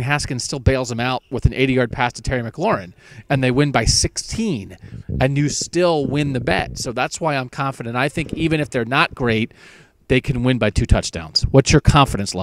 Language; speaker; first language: English; native; English